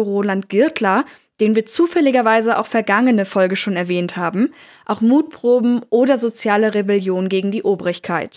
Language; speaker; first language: German; native; German